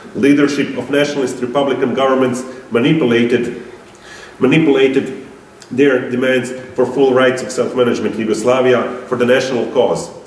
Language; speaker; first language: English; non-native, fluent; Croatian